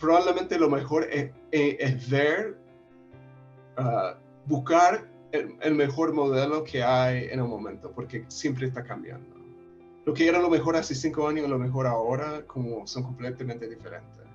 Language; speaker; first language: Spanish; non-native, fluent; English